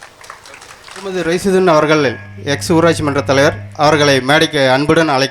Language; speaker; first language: Tamil; native; Tamil